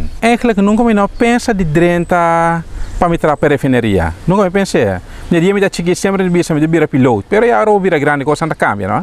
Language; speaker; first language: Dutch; non-native, local second language; Papiamento